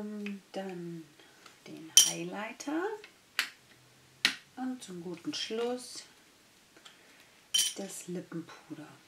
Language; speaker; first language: German; native; German